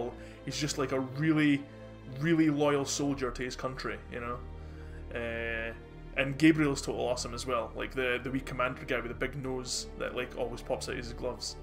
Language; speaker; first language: English; native; English